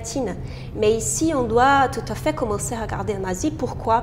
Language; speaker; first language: French; non-native, fluent; Portuguese